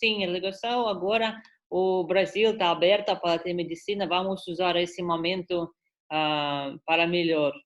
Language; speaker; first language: Portuguese; non-native, fluent; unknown